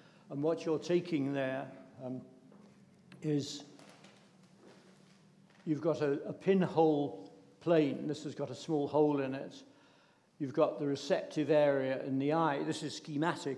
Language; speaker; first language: English; native; English